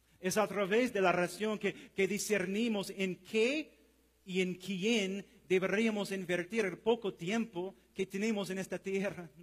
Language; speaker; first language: Spanish; non-native, fluent; English